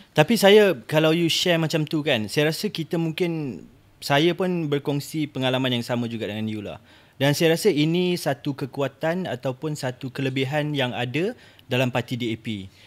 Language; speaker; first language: Malay; native; Malay